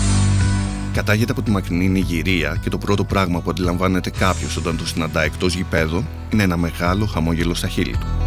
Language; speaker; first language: Greek; native; Greek